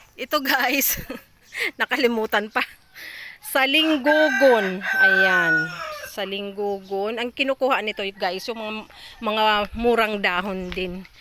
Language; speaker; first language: Filipino; non-native, local second language; Bikol